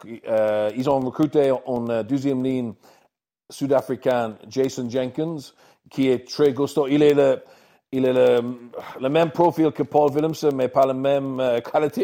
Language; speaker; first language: French; non-native, learner; English